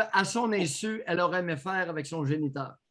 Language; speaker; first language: French; native; French